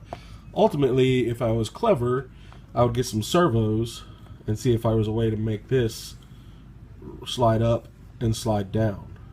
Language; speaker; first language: English; native; English